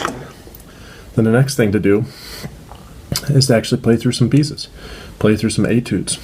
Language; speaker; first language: English; native; English